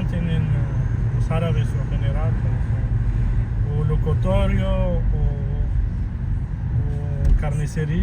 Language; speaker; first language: Spanish; non-native, fluent; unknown